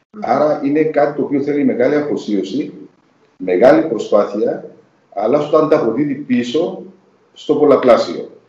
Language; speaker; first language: Greek; native; Greek